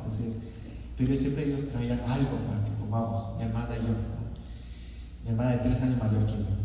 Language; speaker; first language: Spanish; early bilingual, other home language; Korean